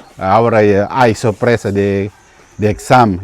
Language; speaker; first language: Spanish; non-native, learner; Filipino